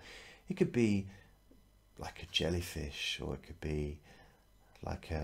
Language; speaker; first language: English; native; English